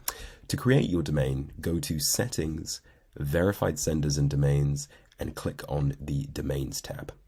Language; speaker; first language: English; native; English